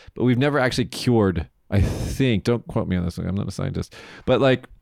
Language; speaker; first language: English; native; English